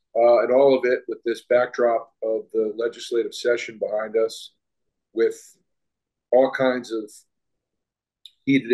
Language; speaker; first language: English; native; English